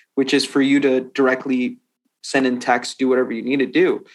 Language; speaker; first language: English; native; English